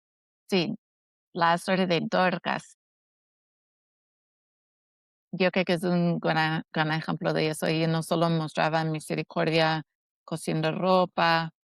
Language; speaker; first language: Spanish; non-native, fluent; English